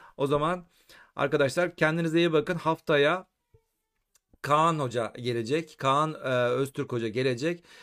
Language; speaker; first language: Turkish; native; Turkish